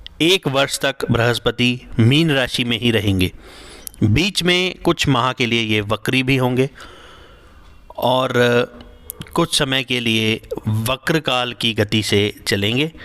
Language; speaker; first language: Hindi; native; Hindi